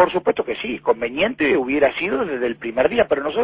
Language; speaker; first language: Spanish; native; Spanish